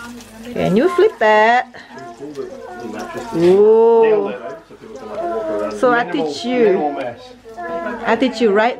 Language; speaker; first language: English; non-native, fluent; Indonesian